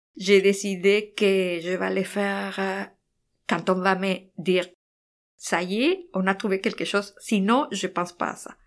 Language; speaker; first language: French; non-native, fluent; Spanish